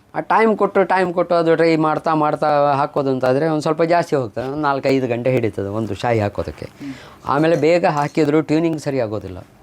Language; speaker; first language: Kannada; native; Kannada